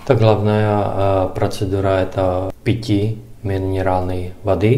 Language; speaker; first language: Russian; non-native, learner; Czech